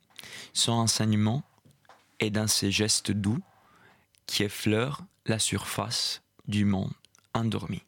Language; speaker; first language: French; non-native, fluent; Italian